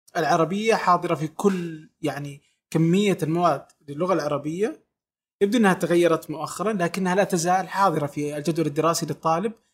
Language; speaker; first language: Arabic; native; Arabic